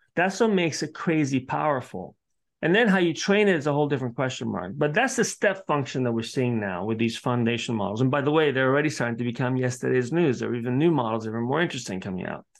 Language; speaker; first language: English; early bilingual, other home language; Italian